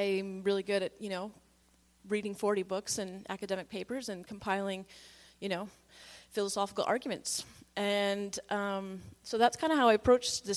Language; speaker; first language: English; native; English